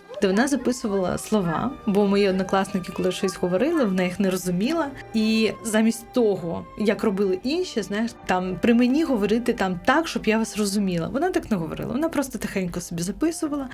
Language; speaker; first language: Ukrainian; non-native, local second language; Crimean Tatar